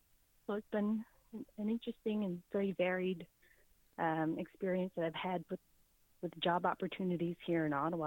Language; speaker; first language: English; native; English